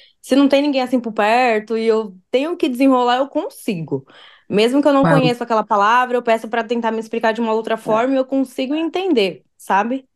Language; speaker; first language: Portuguese; native; Portuguese